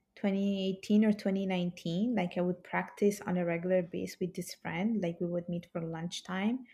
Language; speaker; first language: English; early bilingual, heritage; Italian